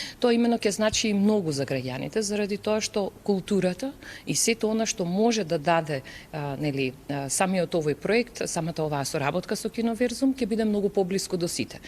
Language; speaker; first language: Macedonian; native; Macedonian